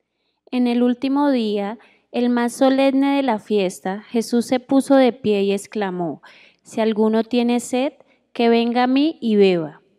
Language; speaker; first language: Spanish; native; Spanish